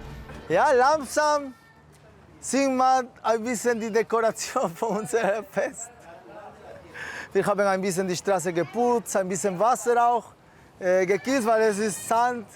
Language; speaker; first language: German; non-native, fluent; Spanish